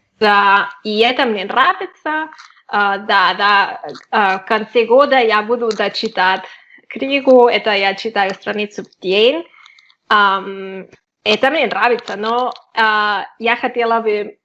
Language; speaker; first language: Russian; non-native, learner; Catalan